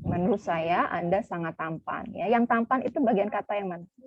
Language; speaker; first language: Indonesian; native; Indonesian